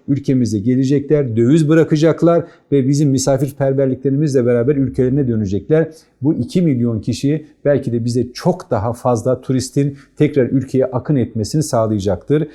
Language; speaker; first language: Turkish; native; Turkish